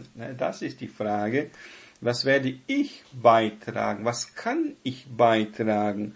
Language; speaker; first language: German; non-native, fluent; Portuguese